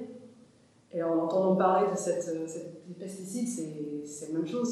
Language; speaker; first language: French; non-native, fluent; English